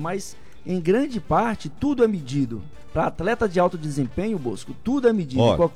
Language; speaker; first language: Portuguese; native; Portuguese